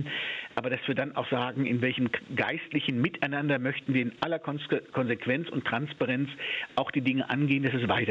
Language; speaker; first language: German; native; German